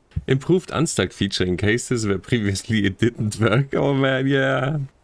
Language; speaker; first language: English; non-native, fluent; German